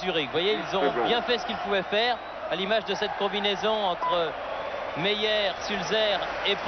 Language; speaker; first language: French; native; French